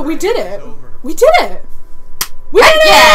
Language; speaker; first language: English; native; English